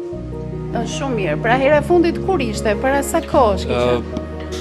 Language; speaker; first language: Albanian; native; Albanian